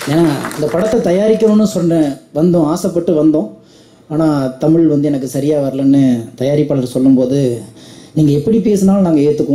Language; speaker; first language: Tamil; native; Tamil